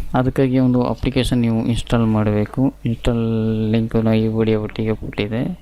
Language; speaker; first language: Kannada; non-native, local second language; Urdu